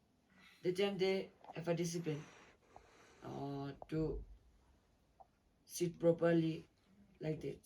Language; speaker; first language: English; non-native, learner; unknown